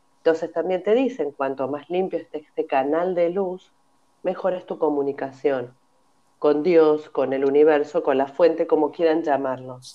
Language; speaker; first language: Spanish; native; Spanish